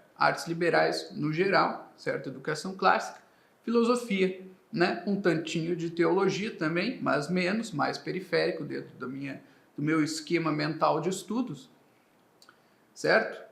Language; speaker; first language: Portuguese; native; Portuguese